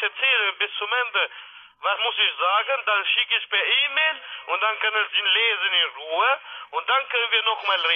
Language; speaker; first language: German; non-native, learner; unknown